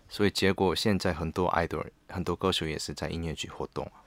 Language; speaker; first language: Chinese; non-native, learner; Korean